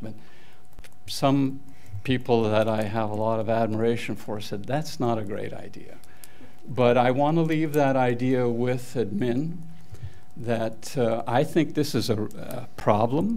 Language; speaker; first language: English; non-native, local second language; French